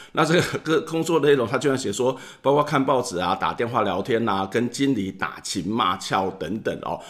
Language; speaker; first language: Chinese; native; Chinese